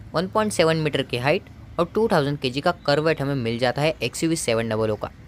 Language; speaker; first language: Hindi; non-native, local second language; Marathi